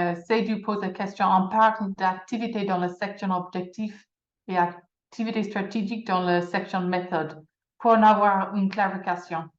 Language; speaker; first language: French; non-native, fluent; English